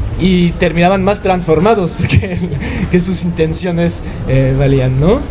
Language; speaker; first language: Spanish; non-native, fluent; French